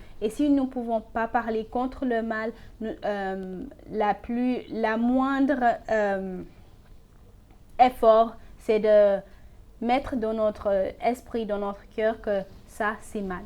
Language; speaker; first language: French; non-native, fluent; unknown